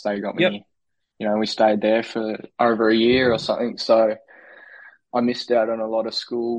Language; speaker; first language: English; native; English